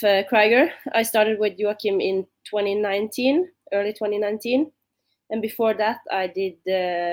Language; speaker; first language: English; non-native, fluent; Norwegian